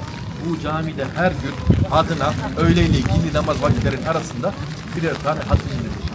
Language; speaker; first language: Turkish; native; Turkish